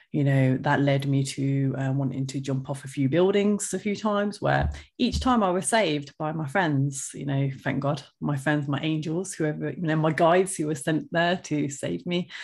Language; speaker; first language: English; early bilingual, other home language; Hindi